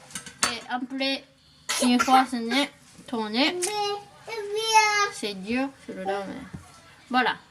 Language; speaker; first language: French; non-native, learner; Japanese